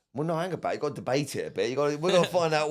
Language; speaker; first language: English; native; English